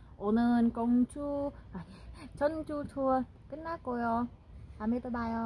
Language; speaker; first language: Korean; non-native, learner; Vietnamese